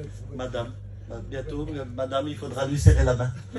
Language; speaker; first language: French; native; French